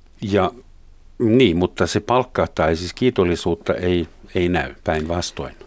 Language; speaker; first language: Finnish; native; Finnish